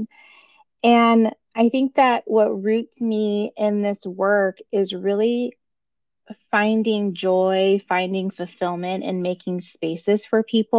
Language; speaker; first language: English; native; English